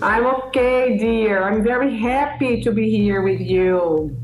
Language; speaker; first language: English; non-native, fluent; Portuguese